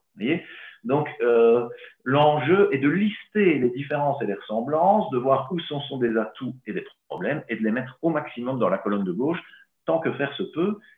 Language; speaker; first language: French; native; French